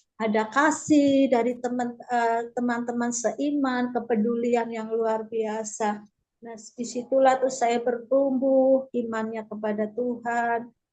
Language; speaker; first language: Indonesian; native; Indonesian